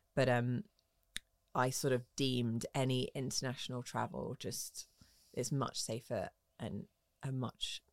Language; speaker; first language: English; native; English